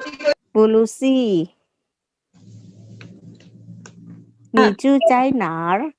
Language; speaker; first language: Chinese; non-native, fluent; Indonesian